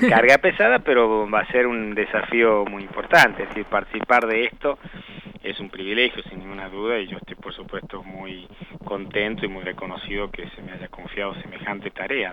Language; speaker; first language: Spanish; native; Spanish